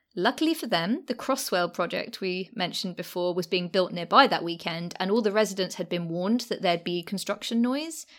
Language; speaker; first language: English; native; English